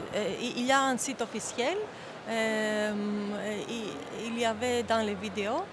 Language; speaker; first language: French; non-native, fluent; Greek